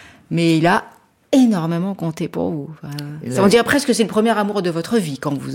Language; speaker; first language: French; native; French